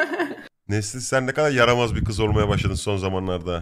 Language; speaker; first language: Turkish; native; Turkish